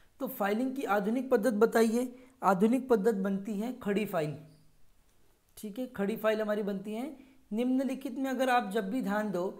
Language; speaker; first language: Hindi; non-native, local second language; Marathi